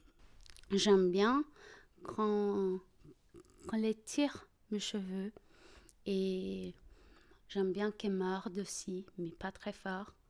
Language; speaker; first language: French; non-native, fluent; Portuguese